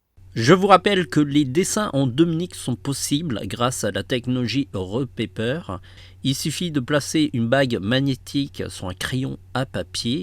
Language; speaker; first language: French; native; French